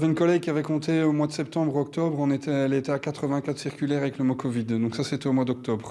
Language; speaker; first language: French; native; French